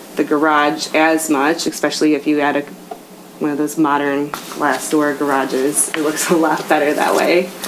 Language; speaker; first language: English; native; English